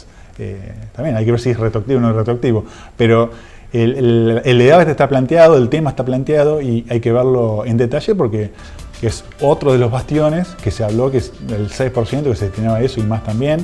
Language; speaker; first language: Spanish; native; Spanish